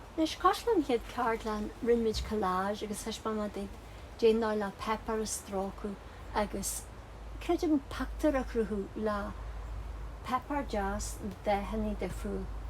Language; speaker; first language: Irish; native; Irish